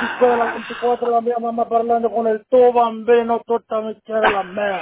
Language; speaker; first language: Spanish; native; Spanish